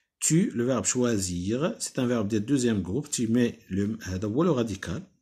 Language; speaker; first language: French; non-native, local second language; Arabic